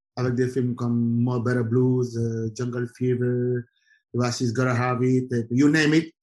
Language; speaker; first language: French; non-native, local second language; Wolof